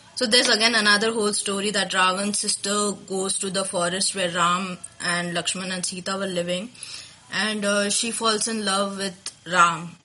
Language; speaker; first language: English; non-native, local second language; Telugu